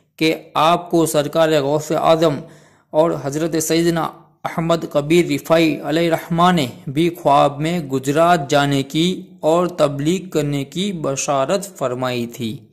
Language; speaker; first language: Urdu; non-native, local second language; Gujarati